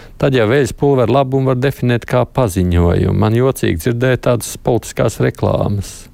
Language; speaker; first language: Latvian; native; Latvian